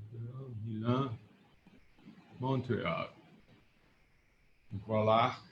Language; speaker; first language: French; non-native, fluent; English